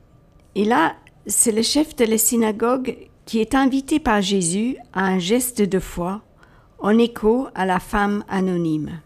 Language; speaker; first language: French; native; French